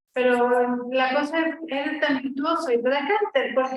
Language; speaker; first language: Spanish; native; Spanish